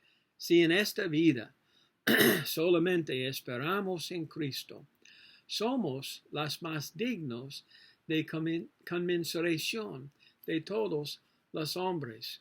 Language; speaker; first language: Spanish; non-native, learner; English